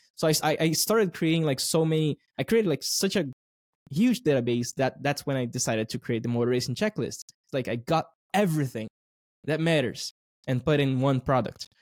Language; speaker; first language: English; non-native, fluent; Portuguese